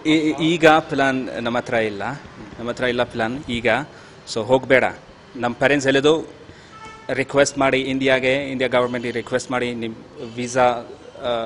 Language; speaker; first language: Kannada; non-native, learner; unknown